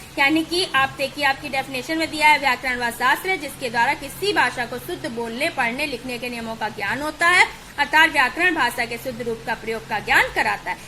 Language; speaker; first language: Hindi; native; Hindi